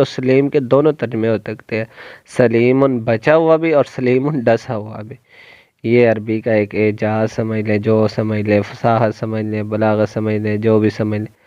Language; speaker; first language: Urdu; non-native, local second language; Punjabi